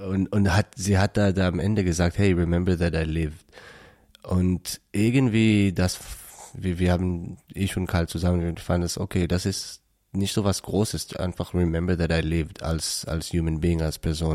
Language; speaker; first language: German; non-native, learner; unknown